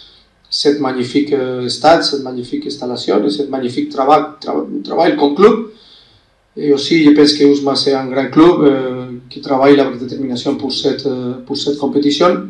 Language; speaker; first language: French; non-native, fluent; Spanish